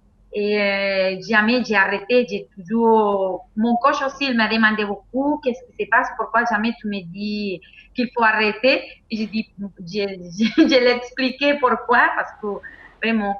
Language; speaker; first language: French; non-native, fluent; Spanish